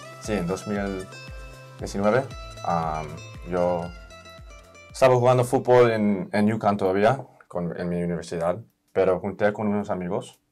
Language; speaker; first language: Spanish; early bilingual, heritage; Spanish